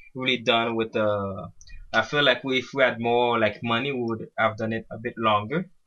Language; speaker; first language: English; early bilingual, other home language; Haitian Creole